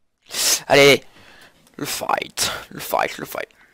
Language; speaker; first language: French; native; French